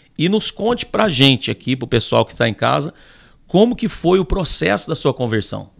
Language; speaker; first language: Portuguese; native; Portuguese